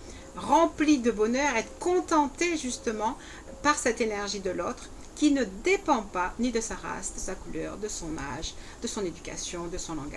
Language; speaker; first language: French; native; French